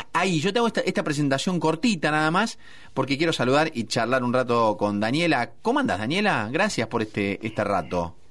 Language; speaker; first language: Spanish; native; Spanish